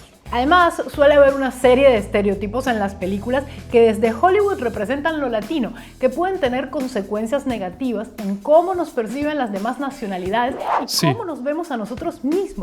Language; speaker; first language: Spanish; native; Spanish